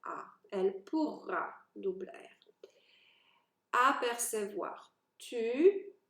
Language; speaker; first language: French; non-native, fluent; Polish